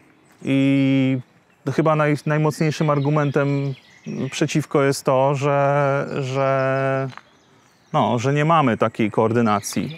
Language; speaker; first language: Polish; native; Polish